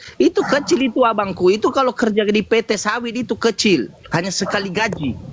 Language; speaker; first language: Indonesian; non-native, local second language; Nias